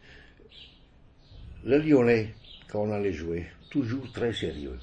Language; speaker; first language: French; non-native, fluent; Italian